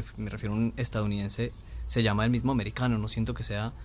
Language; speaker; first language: Spanish; native; Spanish